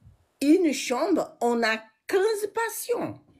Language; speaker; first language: French; non-native, learner; Portuguese